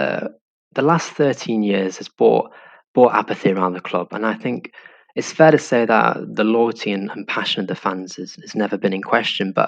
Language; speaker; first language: English; native; English